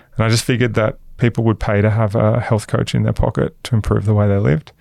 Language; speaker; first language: English; native; English